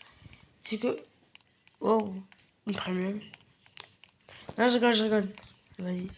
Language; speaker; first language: French; native; French